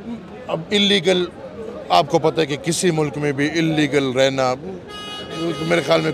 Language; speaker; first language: Hindi; non-native, local second language; Pashto